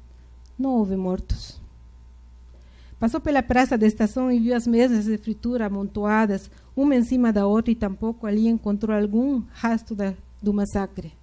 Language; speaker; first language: Portuguese; non-native, fluent; Spanish